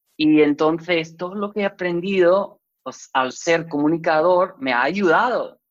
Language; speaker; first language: Spanish; non-native, fluent; English